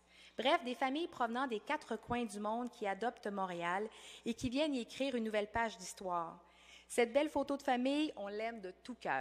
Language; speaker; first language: French; native; French